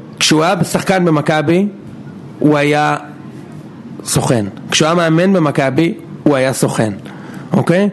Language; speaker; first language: Hebrew; native; Hebrew